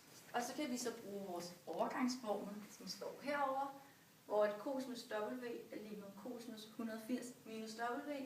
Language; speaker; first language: Danish; native; Danish